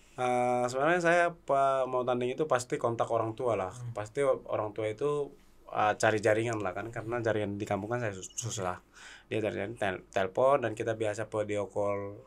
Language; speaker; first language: Indonesian; native; Indonesian